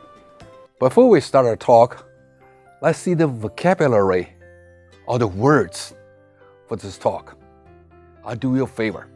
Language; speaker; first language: English; non-native, fluent; Chinese